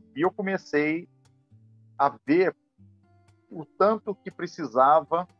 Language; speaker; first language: Portuguese; native; Portuguese